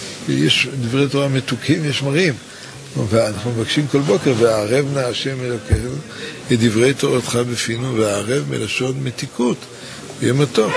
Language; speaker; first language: Hebrew; native; Hebrew